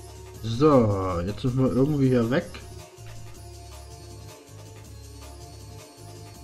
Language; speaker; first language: German; native; German